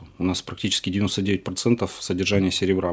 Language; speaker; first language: Russian; native; Russian